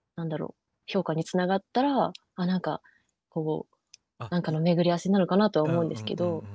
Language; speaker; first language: Japanese; native; Japanese